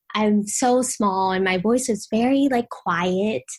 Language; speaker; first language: English; early bilingual, other home language; Vietnamese